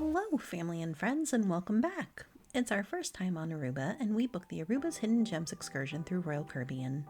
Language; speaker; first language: English; native; English